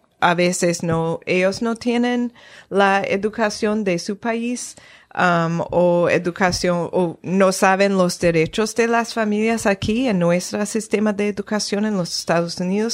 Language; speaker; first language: Spanish; non-native, fluent; English